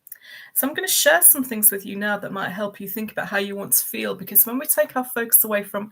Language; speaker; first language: English; native; English